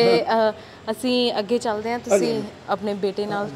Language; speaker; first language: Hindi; non-native, local second language; Punjabi